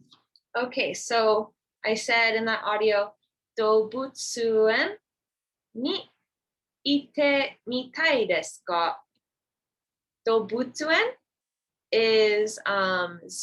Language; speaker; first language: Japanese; non-native, fluent; English